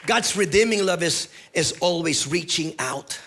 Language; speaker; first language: English; non-native, local second language; Filipino